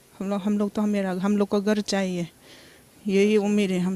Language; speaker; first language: Hindi; non-native, local second language; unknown